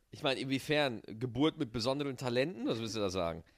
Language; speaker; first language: German; native; German